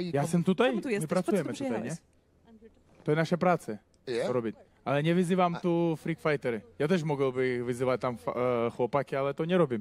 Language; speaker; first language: Polish; non-native, learner; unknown